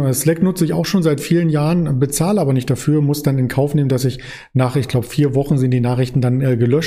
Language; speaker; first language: German; native; German